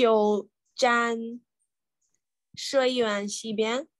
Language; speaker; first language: Chinese; non-native, learner; English